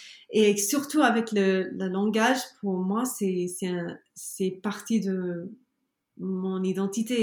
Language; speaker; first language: French; non-native, learner; English